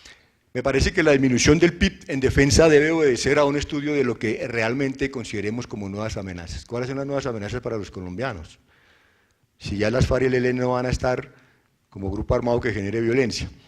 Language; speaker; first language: Spanish; native; Spanish